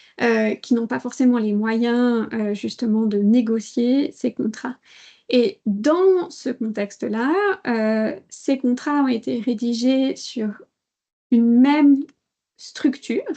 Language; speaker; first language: French; native; French